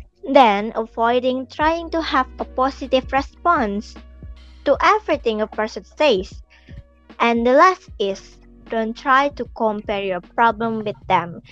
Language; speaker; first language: English; non-native, fluent; Indonesian